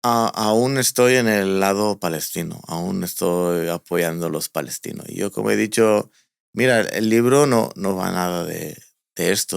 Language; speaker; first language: Spanish; non-native, fluent; Hebrew